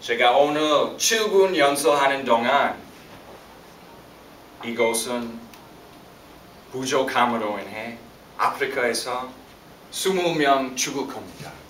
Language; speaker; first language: Korean; non-native, fluent; English